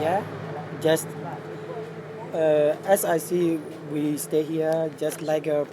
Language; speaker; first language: English; non-native, learner; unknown